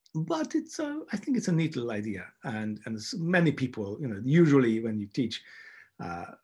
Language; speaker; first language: English; non-native, fluent; Hungarian